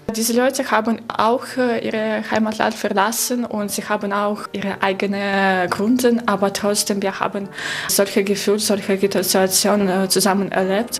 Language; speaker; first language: German; non-native, learner; Russian